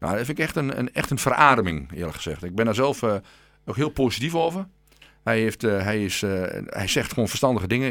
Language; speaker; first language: Dutch; native; Dutch